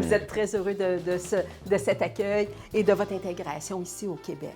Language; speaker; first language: French; native; French